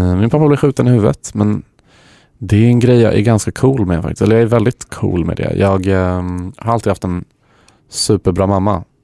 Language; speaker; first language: Swedish; early bilingual, other home language; Arabic